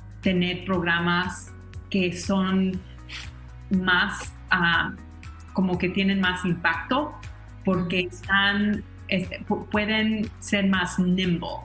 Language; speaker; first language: Spanish; early bilingual, heritage; Spanish